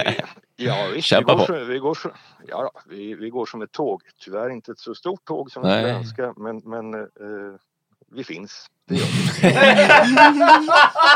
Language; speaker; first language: Swedish; native; Swedish